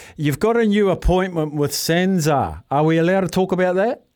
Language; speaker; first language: English; native; English